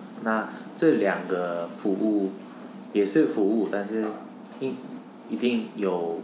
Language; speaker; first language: Chinese; non-native, fluent; Korean